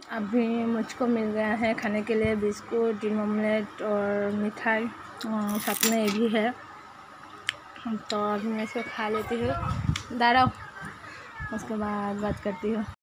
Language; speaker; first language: Hindi; non-native, local second language; Assamese